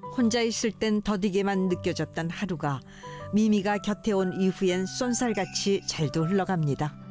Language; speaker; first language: Korean; native; Korean